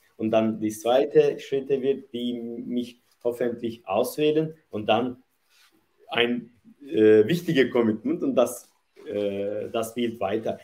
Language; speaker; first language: German; non-native, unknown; Turkish